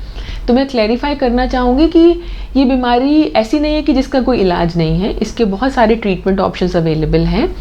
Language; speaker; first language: Hindi; native; Hindi